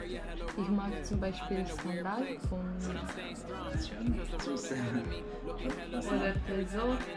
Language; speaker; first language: German; non-native, learner; Romanian